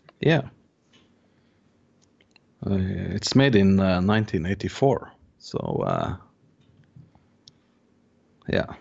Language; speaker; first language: English; non-native, fluent; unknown